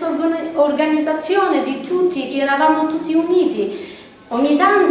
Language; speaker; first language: Italian; non-native, fluent; Albanian